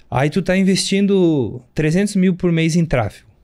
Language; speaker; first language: Portuguese; native; Portuguese